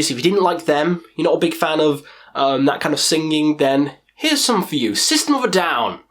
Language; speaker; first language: English; native; English